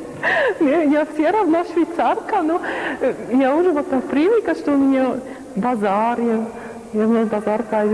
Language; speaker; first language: Russian; non-native, learner; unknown